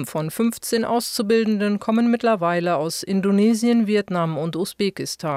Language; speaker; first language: German; native; German